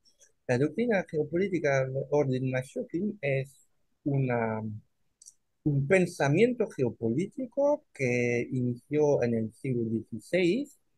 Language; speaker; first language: Spanish; non-native, fluent; French